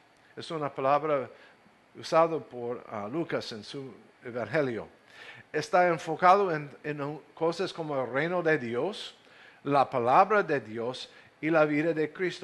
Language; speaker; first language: Spanish; non-native, fluent; English